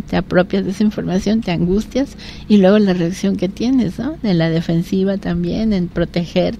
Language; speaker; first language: Spanish; native; Spanish